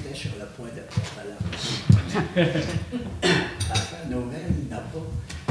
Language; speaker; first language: French; native; French